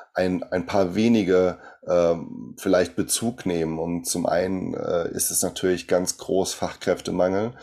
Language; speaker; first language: German; early bilingual, other home language; Portuguese